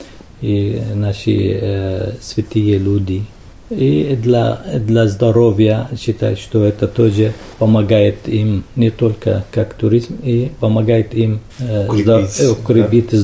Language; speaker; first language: Russian; non-native, fluent; Arabic